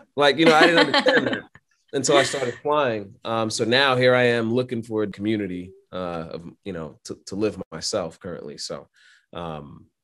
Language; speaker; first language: English; native; English